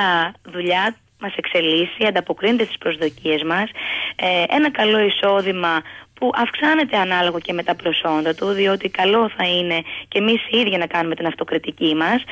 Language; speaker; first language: Greek; native; Greek